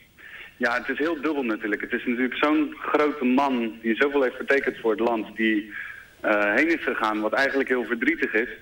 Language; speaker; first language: Dutch; native; Dutch